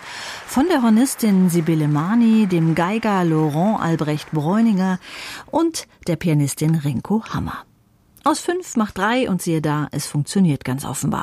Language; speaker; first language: German; native; German